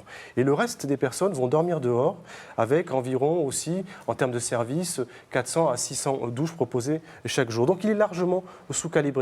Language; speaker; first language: French; native; French